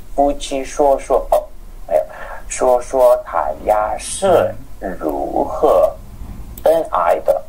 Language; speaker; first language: Chinese; non-native, learner; Spanish